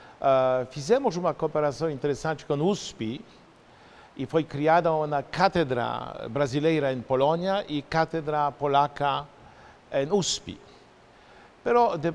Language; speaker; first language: Portuguese; non-native, fluent; Polish